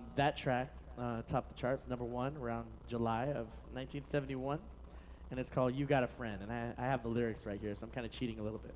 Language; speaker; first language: English; native; English